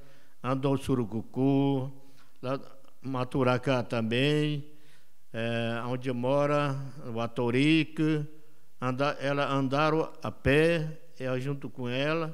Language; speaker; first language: Portuguese; non-native, local second language; Yanomámi